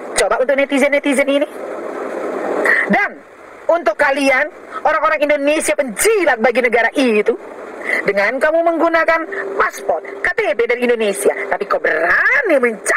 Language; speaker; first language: Indonesian; native; Indonesian